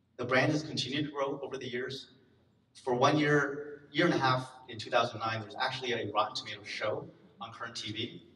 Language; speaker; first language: English; native; English